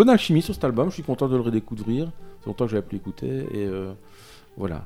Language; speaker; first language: French; native; French